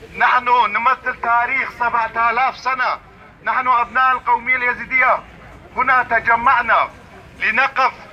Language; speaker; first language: Arabic; non-native, local second language; Kurdish